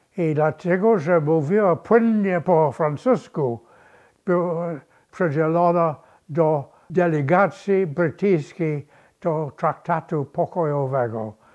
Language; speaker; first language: Polish; early bilingual, other home language; English